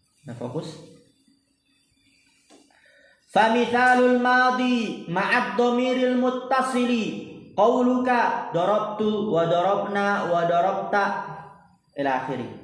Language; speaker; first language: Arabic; non-native, fluent; Indonesian